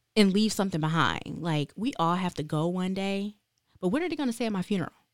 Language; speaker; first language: English; native; English